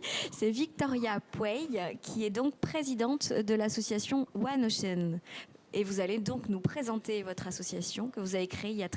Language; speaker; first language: French; native; French